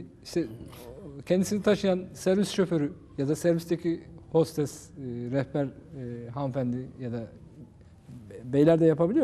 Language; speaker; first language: Turkish; native; Turkish